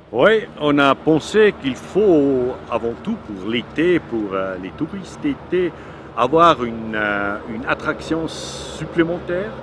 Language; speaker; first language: French; non-native, local second language; German